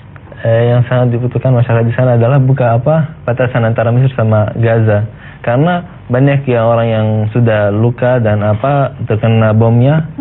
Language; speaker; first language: Indonesian; non-native, fluent; Arabic